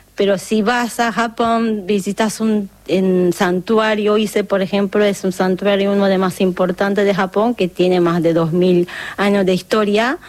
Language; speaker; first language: Spanish; non-native, fluent; Japanese